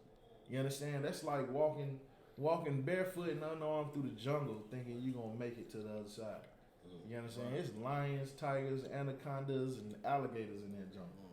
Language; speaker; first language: English; native; English